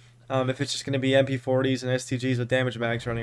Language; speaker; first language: English; native; English